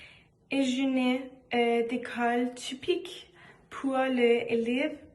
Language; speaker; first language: French; non-native, learner; Danish